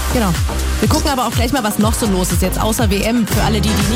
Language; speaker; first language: German; native; German